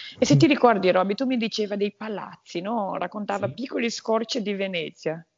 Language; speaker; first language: Italian; non-native, fluent; Portuguese